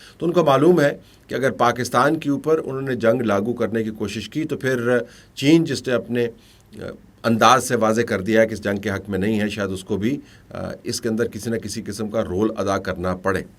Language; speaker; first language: Urdu; native; Urdu